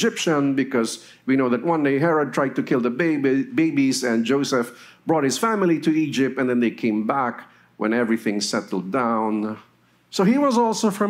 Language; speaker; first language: English; non-native, local second language; Filipino